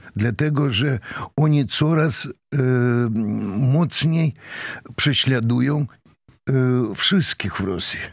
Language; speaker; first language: Polish; non-native, fluent; Russian